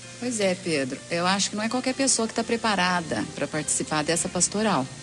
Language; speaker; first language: Portuguese; native; Portuguese